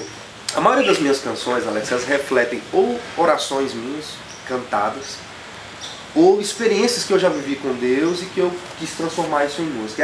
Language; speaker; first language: Portuguese; native; Portuguese